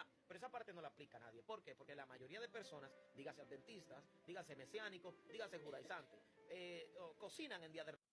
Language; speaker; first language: Spanish; native; Spanish